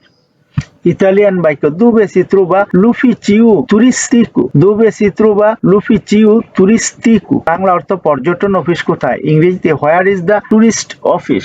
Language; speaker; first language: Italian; non-native, fluent; Bangla